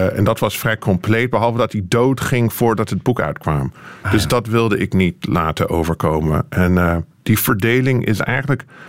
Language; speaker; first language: Dutch; non-native, fluent; English